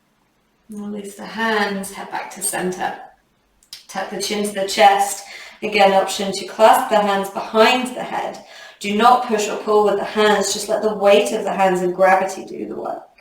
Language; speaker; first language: English; native; English